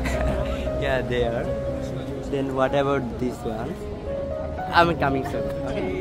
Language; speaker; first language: English; non-native, fluent; Bangla